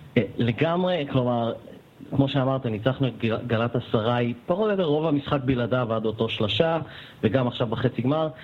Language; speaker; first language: Hebrew; native; Hebrew